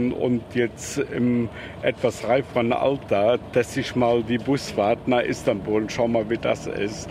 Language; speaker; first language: German; native; German